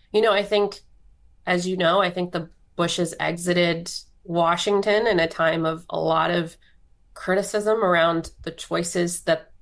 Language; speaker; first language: English; native; English